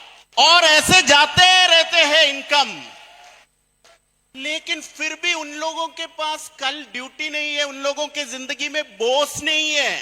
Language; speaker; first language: Hindi; non-native, local second language; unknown